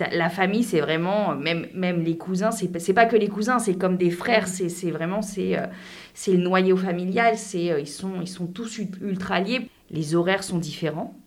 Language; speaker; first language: French; native; French